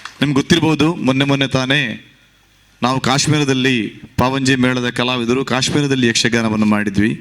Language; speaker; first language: Kannada; non-native, local second language; Tulu